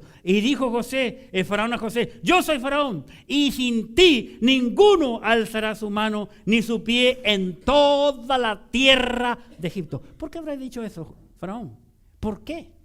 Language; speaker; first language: Spanish; native; Spanish